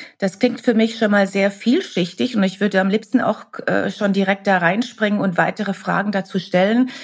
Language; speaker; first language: German; native; German